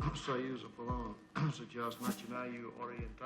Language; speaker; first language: Russian; non-native, learner; English